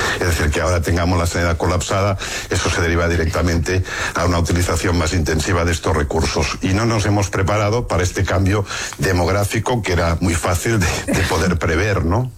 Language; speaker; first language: Spanish; non-native, local second language; Catalan